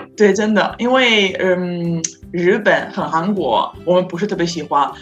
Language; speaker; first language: Chinese; non-native, fluent; Italian